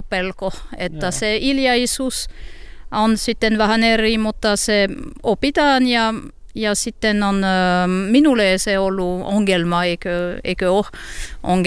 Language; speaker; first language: Finnish; non-native, learner; French